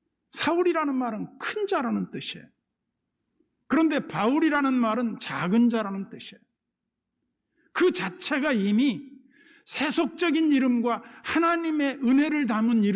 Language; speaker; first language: Korean; native; Korean